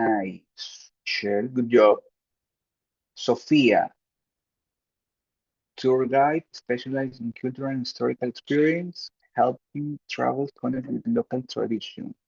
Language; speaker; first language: English; non-native, fluent; Spanish